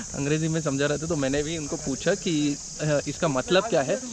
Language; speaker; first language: Hindi; non-native, local second language; Marathi